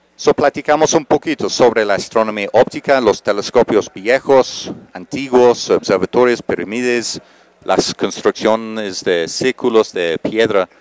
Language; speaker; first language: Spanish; non-native, fluent; English